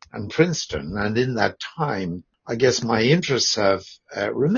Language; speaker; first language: English; native; English